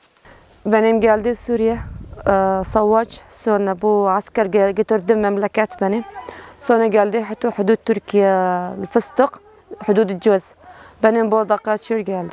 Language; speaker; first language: Turkish; non-native, learner; Arabic